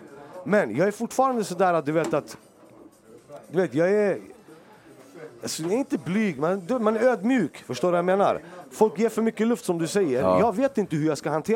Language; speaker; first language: Swedish; native; Swedish